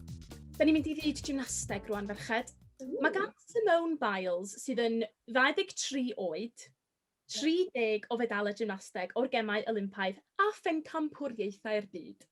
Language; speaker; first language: Welsh; native; Welsh